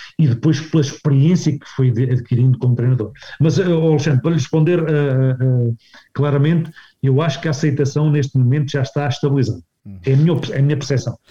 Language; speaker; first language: Portuguese; native; Portuguese